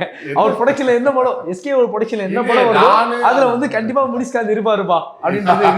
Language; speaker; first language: Tamil; native; Tamil